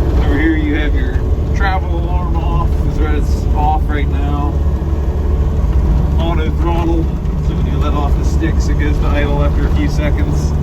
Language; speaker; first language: English; native; English